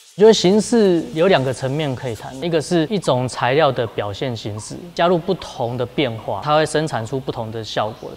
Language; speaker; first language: Chinese; native; Chinese